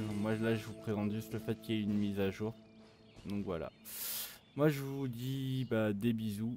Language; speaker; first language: French; native; French